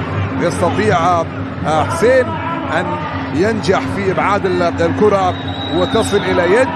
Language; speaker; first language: Arabic; native; Arabic